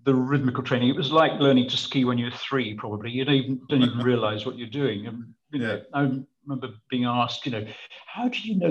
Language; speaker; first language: English; native; English